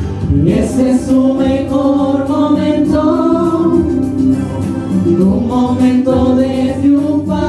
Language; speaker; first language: Spanish; native; Spanish